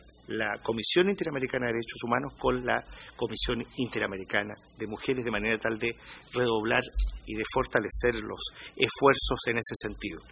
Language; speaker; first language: Spanish; native; Spanish